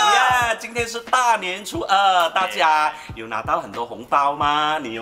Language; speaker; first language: Chinese; native; Chinese